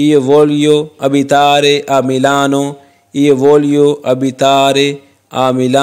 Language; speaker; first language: Italian; non-native, fluent; Punjabi